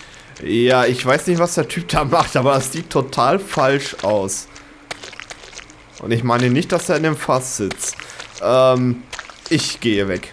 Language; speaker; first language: German; native; German